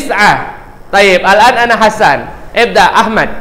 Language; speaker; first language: Arabic; non-native, fluent; Indonesian